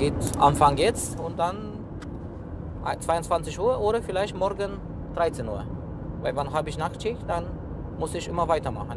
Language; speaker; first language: German; non-native, learner; Polish